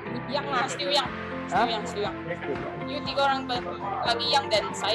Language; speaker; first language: Malay; non-native, local second language; Chinese